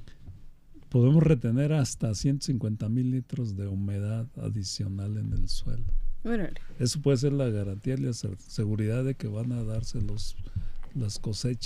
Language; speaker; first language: Spanish; native; Spanish